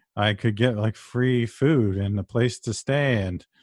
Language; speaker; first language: English; native; English